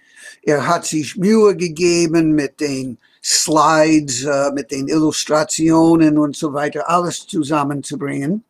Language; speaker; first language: German; non-native, fluent; English